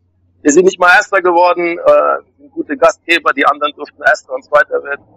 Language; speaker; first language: German; native; German